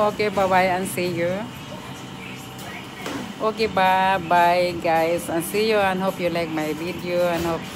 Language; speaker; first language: English; non-native, learner; Filipino